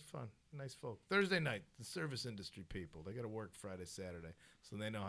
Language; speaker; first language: English; native; English